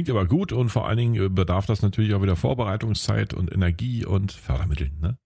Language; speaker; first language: German; native; German